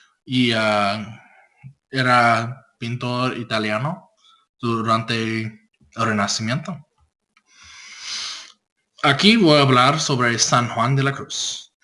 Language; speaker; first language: Spanish; non-native, learner; English